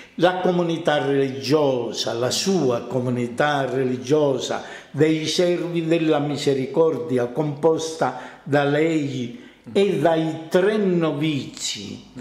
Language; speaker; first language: Italian; native; Italian